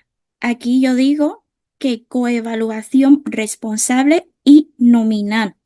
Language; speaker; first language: Spanish; non-native, fluent; Vietnamese